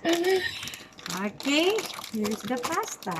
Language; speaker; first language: English; non-native, learner; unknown